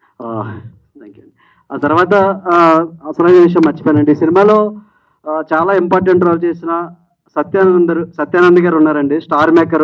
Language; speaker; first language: Telugu; native; Telugu